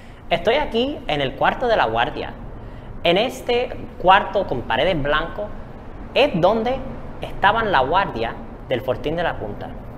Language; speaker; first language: Spanish; early bilingual, heritage; Spanish